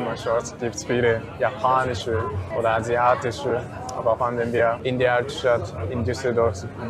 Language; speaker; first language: German; non-native, learner; Japanese